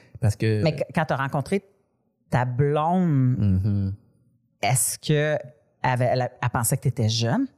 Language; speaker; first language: French; native; French